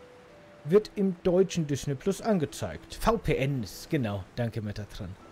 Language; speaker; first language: German; native; German